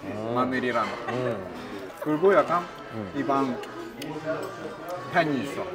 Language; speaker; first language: Korean; non-native, learner; Russian